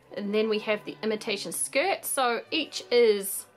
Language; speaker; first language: English; native; English